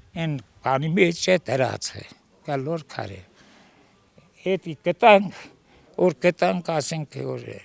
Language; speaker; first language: Armenian; native; Armenian